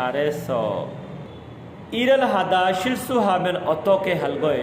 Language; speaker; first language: Korean; non-native, fluent; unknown